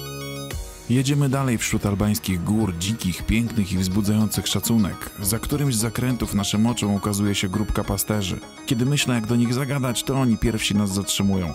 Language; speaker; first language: Polish; native; Polish